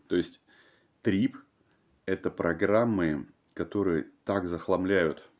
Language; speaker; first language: Russian; native; Russian